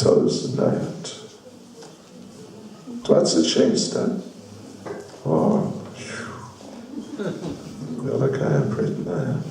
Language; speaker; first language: Russian; non-native, learner; English